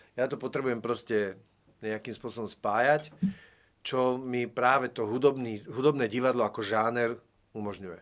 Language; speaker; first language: Slovak; native; Slovak